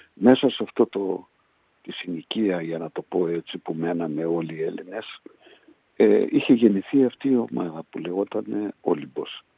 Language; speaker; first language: Greek; early bilingual, heritage; Greek